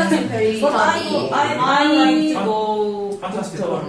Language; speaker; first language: English; non-native, learner; Korean